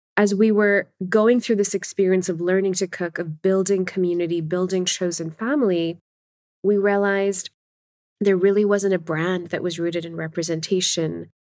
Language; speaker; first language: English; non-native, local second language; Urdu